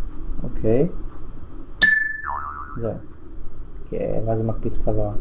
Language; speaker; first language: Hebrew; native; Hebrew